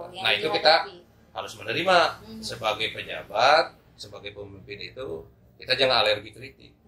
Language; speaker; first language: Indonesian; non-native, local second language; Sundanese